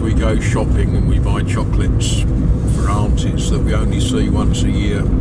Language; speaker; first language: English; native; English